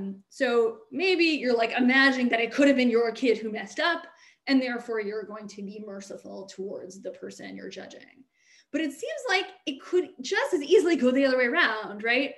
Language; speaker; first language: English; native; English